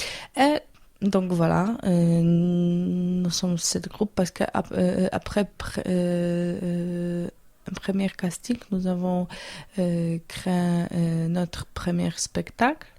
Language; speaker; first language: French; non-native, learner; Polish